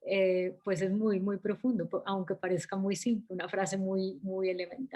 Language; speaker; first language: Spanish; native; Spanish